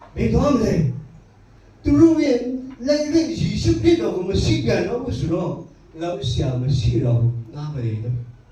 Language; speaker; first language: Burmese; non-native, local second language; Hakha Chin